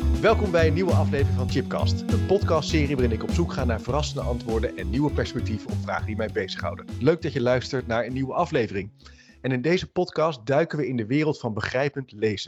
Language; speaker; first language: Dutch; native; Dutch